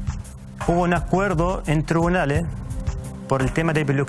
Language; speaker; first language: Spanish; native; Spanish